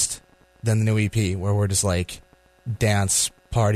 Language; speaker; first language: English; native; English